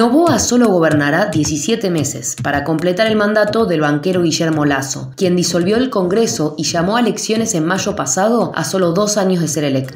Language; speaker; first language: Spanish; native; Spanish